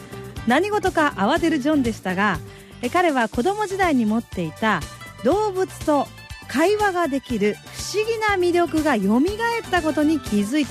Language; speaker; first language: Japanese; native; Japanese